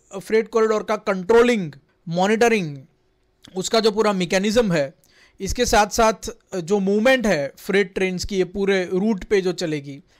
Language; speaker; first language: Hindi; non-native, local second language; Gujarati